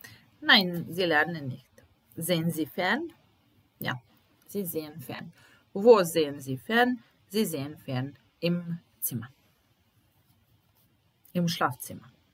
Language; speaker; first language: German; non-native, fluent; Italian